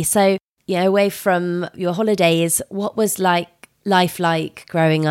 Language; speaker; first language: English; native; English